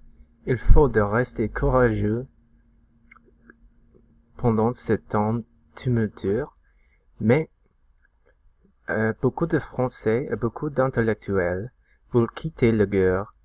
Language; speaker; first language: French; non-native, learner; English